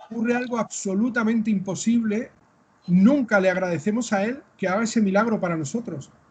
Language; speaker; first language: Spanish; native; Spanish